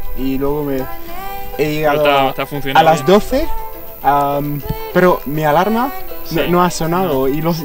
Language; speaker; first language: Spanish; non-native, fluent; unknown